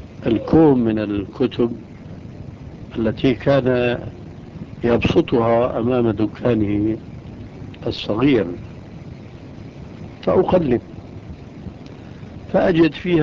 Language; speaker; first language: Arabic; early bilingual, other home language; Albanian